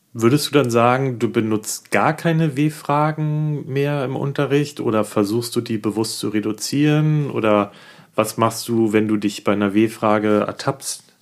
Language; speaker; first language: German; native; German